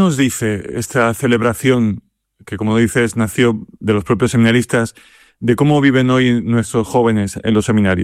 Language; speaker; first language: Spanish; native; Spanish